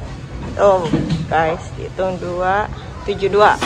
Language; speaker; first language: Indonesian; native; Indonesian